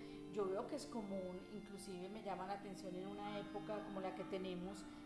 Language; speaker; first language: Spanish; native; Spanish